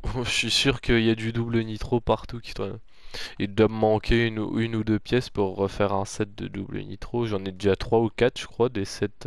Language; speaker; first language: French; native; French